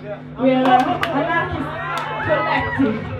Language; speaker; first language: English; non-native, fluent; Italian